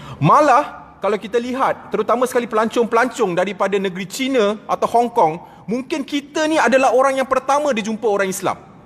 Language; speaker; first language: Malay; native; Malay